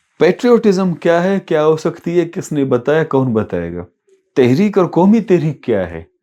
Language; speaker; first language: Urdu; non-native, local second language; Baluchi